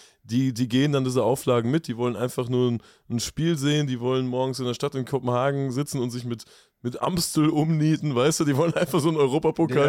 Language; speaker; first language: German; native; German